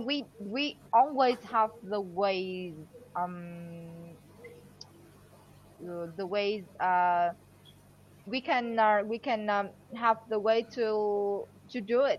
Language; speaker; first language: English; non-native, learner; Vietnamese